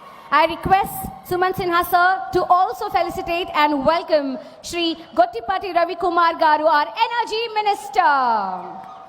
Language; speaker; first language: English; non-native, local second language; Telugu